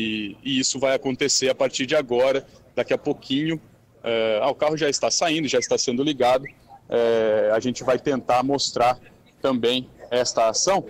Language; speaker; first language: Portuguese; native; Portuguese